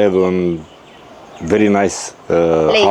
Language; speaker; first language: English; non-native, learner; Romanian